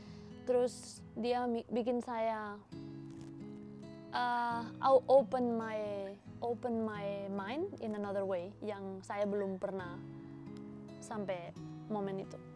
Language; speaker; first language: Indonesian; non-native, fluent; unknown